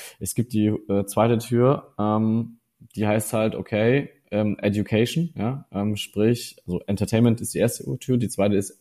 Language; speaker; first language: German; native; German